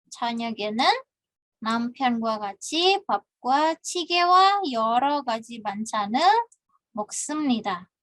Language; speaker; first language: Korean; non-native, fluent; Indonesian